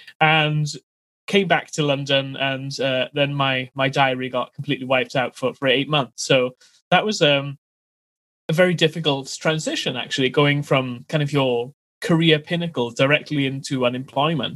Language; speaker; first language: English; native; English